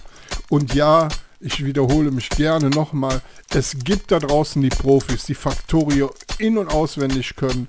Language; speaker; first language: German; native; German